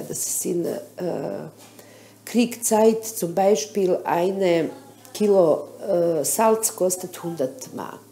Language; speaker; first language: German; non-native, learner; Bosnian